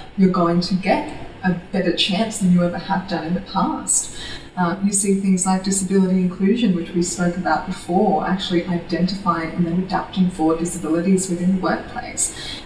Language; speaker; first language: English; native; English